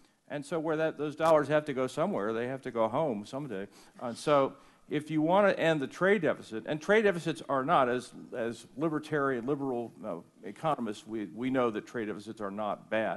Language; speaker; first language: English; native; English